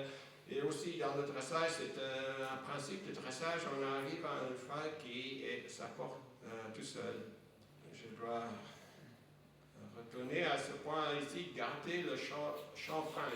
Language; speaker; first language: French; non-native, fluent; English